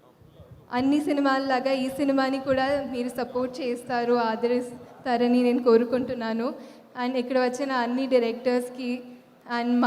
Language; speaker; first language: Telugu; non-native, fluent; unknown